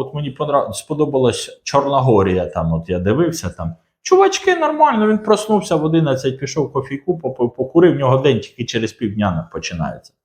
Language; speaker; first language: Ukrainian; non-native, local second language; Russian